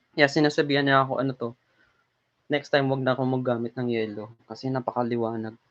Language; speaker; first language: Filipino; non-native, local second language; Hiligaynon